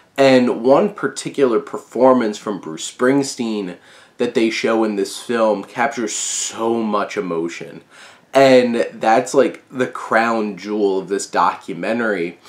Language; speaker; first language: English; native; English